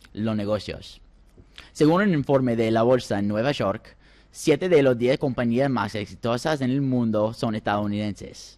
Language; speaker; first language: Spanish; non-native, fluent; English